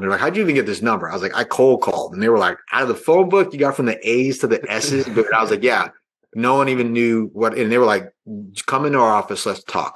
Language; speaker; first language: English; native; English